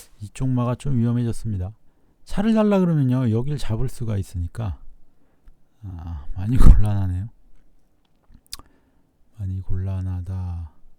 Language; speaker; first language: Korean; native; Korean